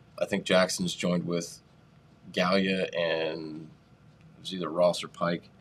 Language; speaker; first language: English; native; English